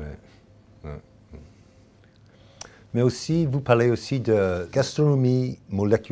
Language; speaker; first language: French; non-native, fluent; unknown